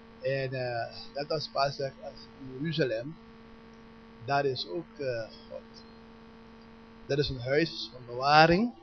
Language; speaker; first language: Dutch; non-native, learner; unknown